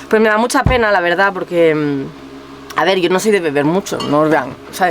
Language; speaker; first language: Spanish; native; Spanish